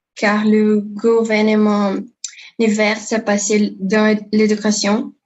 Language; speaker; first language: French; non-native, learner; Portuguese